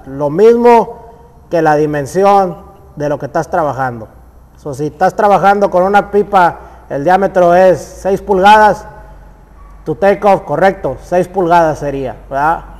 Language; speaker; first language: Spanish; early bilingual, heritage; Spanish